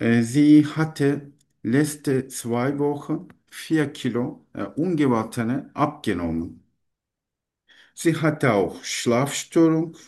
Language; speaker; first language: German; non-native, learner; Turkish